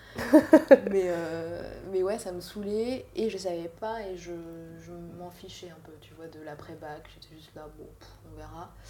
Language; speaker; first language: French; native; French